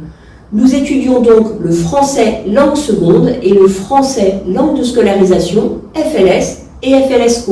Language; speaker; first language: French; native; French